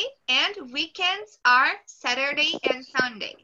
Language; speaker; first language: English; non-native, fluent; Portuguese